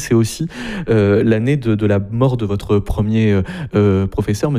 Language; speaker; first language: French; native; French